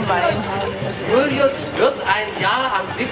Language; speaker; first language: German; native; German